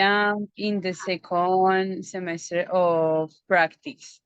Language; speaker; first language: English; non-native, learner; Spanish